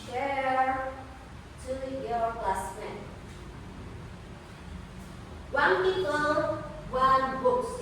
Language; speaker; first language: English; non-native, learner; Indonesian